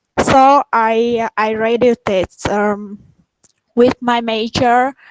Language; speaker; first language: English; non-native, learner; Vietnamese